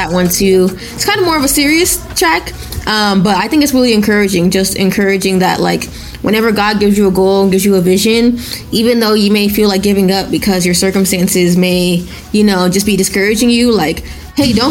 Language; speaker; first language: English; non-native, local second language; Yoruba